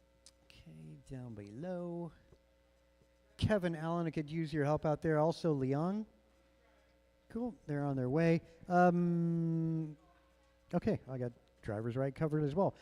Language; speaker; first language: English; native; English